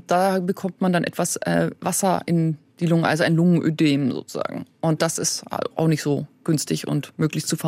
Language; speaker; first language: German; native; German